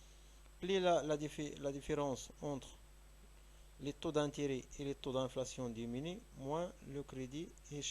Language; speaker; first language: French; non-native, local second language; Arabic